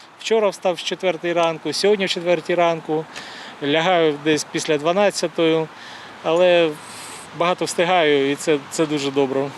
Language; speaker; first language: Ukrainian; native; Ukrainian